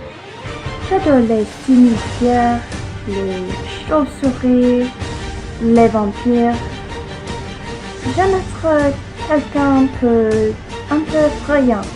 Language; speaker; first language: French; non-native, learner; English